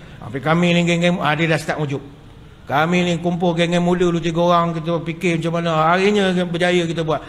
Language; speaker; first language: Malay; native; Malay